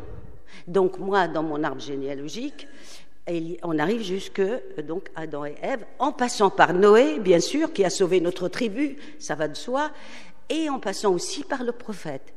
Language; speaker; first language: French; non-native, local second language; Arabic